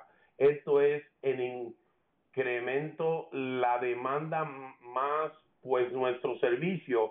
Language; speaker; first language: Spanish; early bilingual, heritage; Spanish